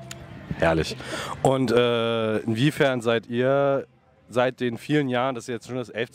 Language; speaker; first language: German; native; German